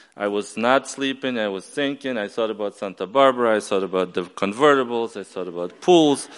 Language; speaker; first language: English; non-native, fluent; Ukrainian